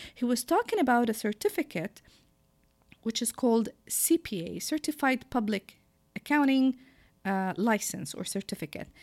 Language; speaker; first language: English; non-native, fluent; Arabic